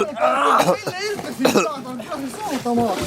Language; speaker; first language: Finnish; native; Finnish